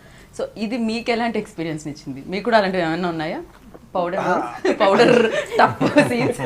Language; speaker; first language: Telugu; native; Telugu